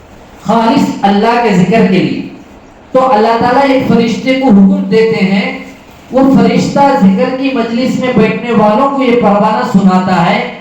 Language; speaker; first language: Urdu; native; Urdu